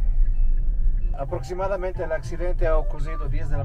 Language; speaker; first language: Spanish; native; Spanish